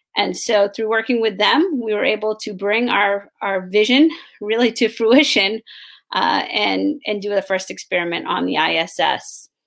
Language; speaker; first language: English; native; English